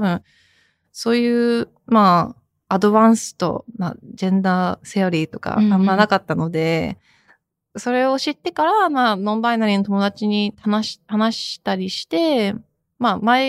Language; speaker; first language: Japanese; early bilingual, heritage; Japanese